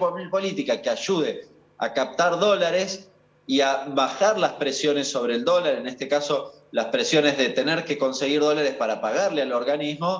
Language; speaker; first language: Spanish; native; Spanish